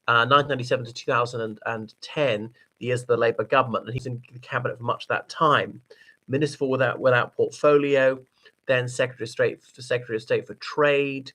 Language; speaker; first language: English; native; English